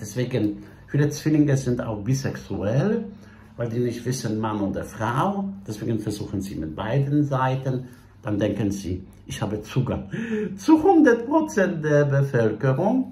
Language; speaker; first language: German; non-native, fluent; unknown